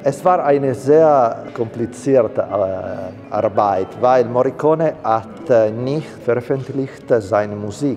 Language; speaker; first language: German; non-native, learner; Italian